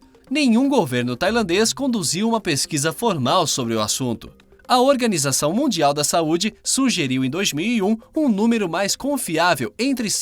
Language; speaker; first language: Portuguese; native; Portuguese